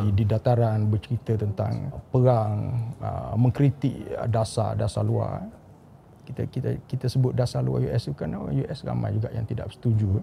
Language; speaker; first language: Malay; native; Malay